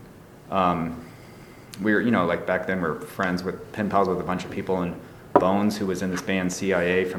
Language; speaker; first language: English; native; English